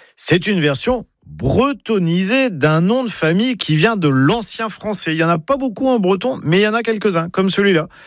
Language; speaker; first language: French; native; French